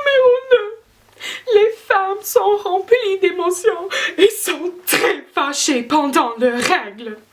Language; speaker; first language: French; non-native, learner; English